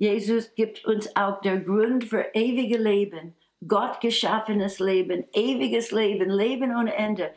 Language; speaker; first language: German; non-native, fluent; English